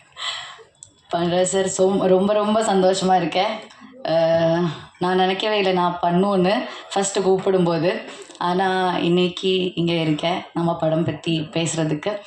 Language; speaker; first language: Tamil; non-native, learner; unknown